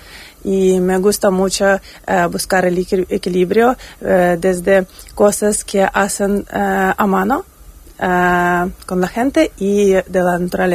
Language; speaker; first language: Spanish; non-native, learner; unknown